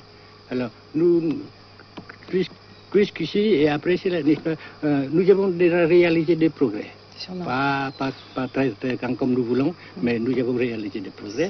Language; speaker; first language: French; non-native, fluent; Vietnamese